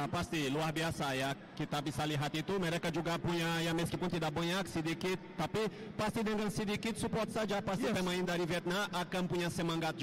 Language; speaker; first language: Indonesian; non-native, fluent; Portuguese